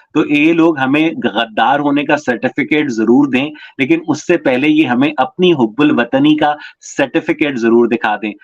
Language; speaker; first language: Urdu; native; Urdu